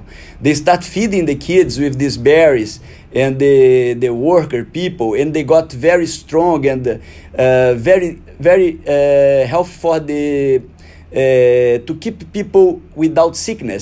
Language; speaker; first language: English; non-native, fluent; Portuguese